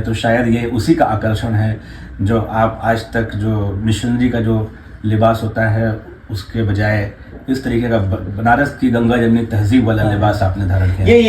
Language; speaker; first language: Hindi; native; Hindi